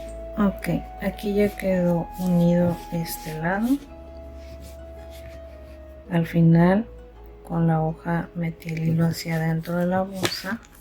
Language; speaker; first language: Spanish; native; Spanish